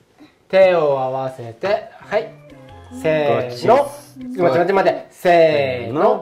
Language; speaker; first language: Japanese; native; Japanese